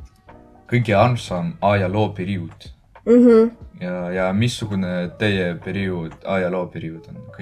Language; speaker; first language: Estonian; non-native, local second language; Russian